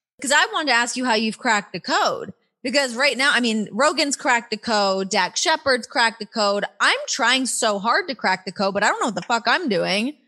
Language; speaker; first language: English; native; English